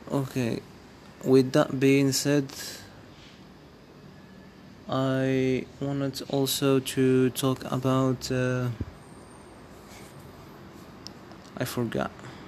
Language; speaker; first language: English; non-native, fluent; Berber languages